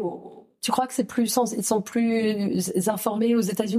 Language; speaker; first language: French; native; French